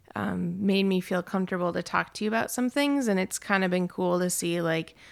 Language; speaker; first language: English; native; English